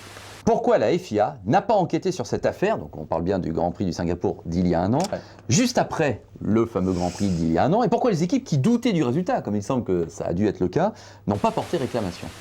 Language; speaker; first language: French; native; French